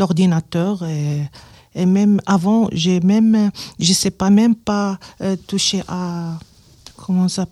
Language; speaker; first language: French; non-native, learner; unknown